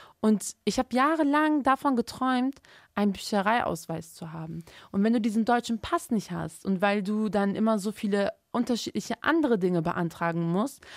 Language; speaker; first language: German; early bilingual, other home language; Turkish